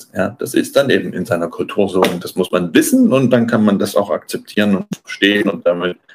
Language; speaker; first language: German; native; German